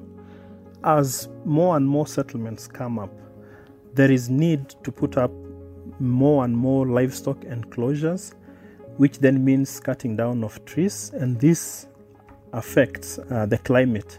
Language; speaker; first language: English; non-native, local second language; Masai